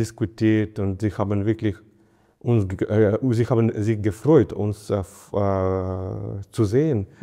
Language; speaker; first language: German; non-native, fluent; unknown